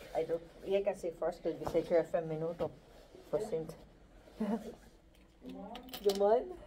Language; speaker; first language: Danish; non-native, learner; Filipino